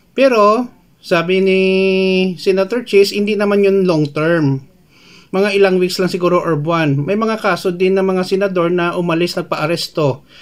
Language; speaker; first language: Filipino; non-native, local second language; Hiligaynon